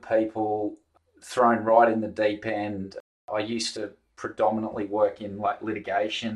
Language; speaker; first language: English; native; English